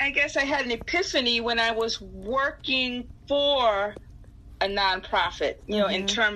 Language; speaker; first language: English; native; English